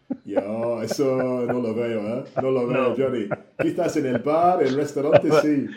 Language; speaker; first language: Spanish; native; Spanish